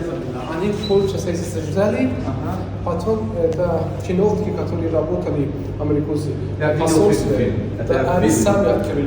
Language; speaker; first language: Russian; non-native, learner; Persian